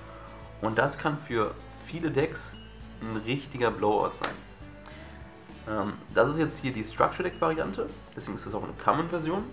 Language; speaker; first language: German; native; German